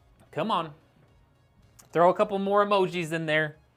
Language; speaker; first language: English; native; English